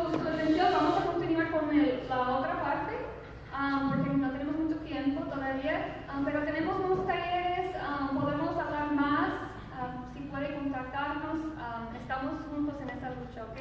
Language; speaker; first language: Spanish; early bilingual, other home language; English